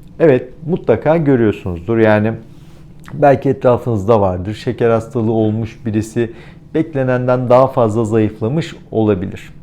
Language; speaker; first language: Turkish; native; Turkish